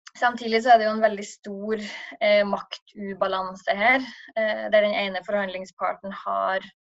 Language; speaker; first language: Norwegian; native; Norwegian